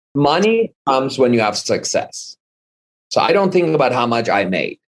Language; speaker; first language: English; non-native, fluent; Armenian